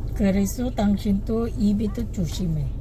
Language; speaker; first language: Korean; non-native, local second language; Filipino